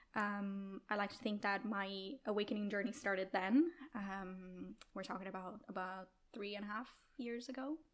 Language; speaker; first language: English; non-native, fluent; Italian